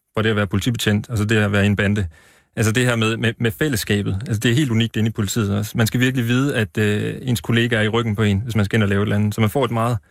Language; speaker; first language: Danish; native; Danish